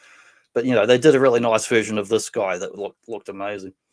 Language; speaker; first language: English; native; English